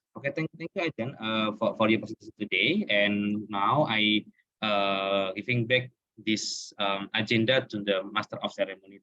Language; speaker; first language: English; non-native, learner; Indonesian